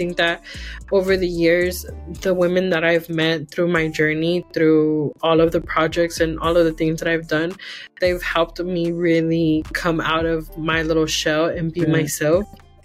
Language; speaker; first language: English; early bilingual, other home language; Spanish